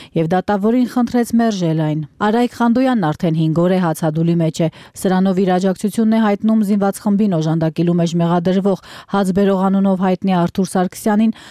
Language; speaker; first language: Armenian; native; Armenian